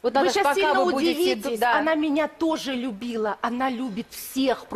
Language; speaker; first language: Russian; native; Russian